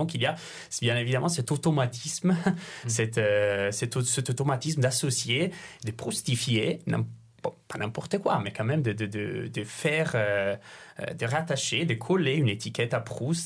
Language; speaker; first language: French; non-native, fluent; Italian